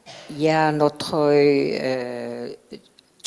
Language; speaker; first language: French; non-native, learner; Chinese